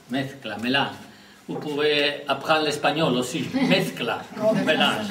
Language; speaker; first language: French; non-native, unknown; Spanish